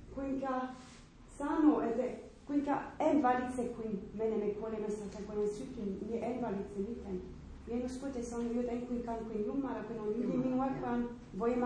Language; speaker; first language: Finnish; non-native, learner; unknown